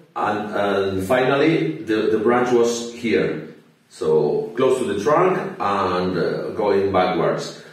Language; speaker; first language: English; non-native, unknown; Spanish